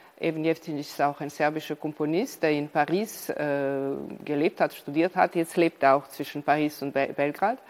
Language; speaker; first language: German; non-native, fluent; Serbian